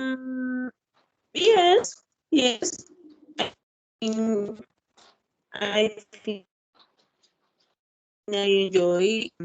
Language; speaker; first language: English; non-native, learner; Spanish